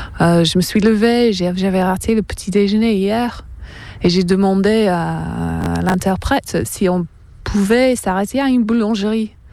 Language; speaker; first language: French; non-native, fluent; English